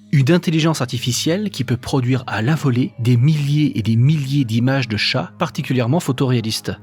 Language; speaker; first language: French; native; French